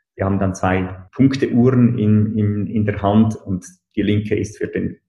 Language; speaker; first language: German; native; German